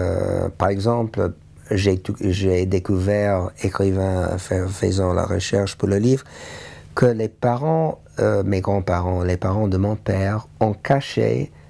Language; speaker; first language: French; non-native, learner; English